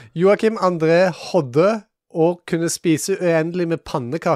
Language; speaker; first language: Norwegian; native; Norwegian